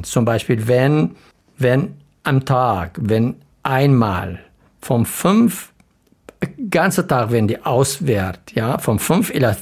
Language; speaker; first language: German; non-native, learner; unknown